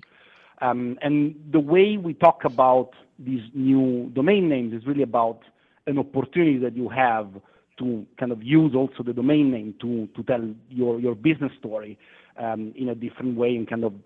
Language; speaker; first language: English; non-native, fluent; Italian